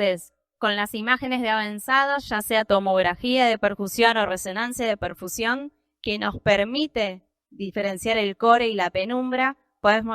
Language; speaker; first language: Spanish; native; Spanish